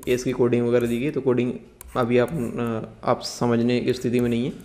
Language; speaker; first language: Hindi; native; Hindi